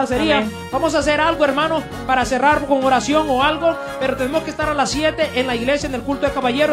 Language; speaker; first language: Spanish; native; Spanish